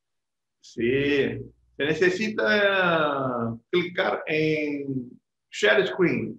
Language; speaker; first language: Portuguese; non-native, learner; Spanish